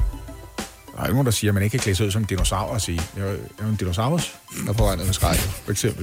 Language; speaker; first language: Danish; native; Danish